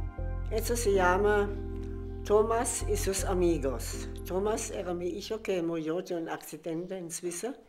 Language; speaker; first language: Spanish; non-native, fluent; German